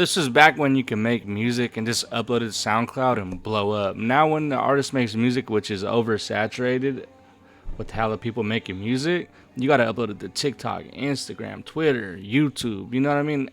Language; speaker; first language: English; native; English